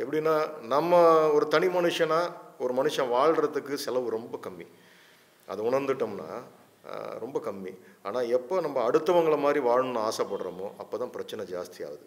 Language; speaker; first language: Tamil; native; Tamil